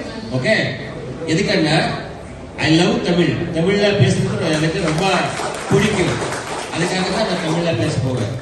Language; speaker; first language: Tamil; non-native, learner; Kannada